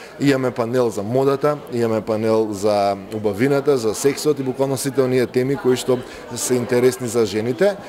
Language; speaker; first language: Macedonian; native; Macedonian